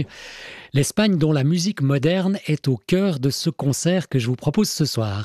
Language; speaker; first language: French; native; French